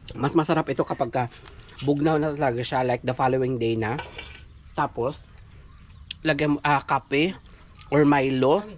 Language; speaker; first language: Filipino; non-native, local second language; Cebuano